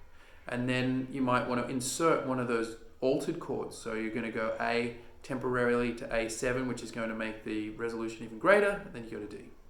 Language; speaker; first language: English; native; English